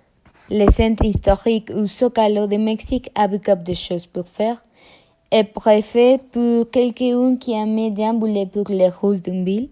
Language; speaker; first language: French; non-native, learner; Spanish